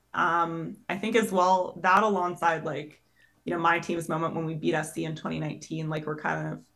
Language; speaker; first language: English; native; English